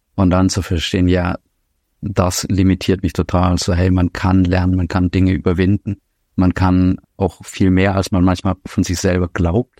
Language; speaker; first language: German; native; German